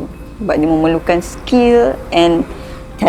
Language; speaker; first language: Malay; native; Malay